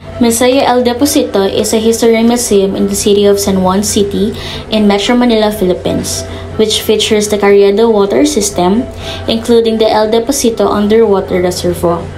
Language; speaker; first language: English; non-native, local second language; Filipino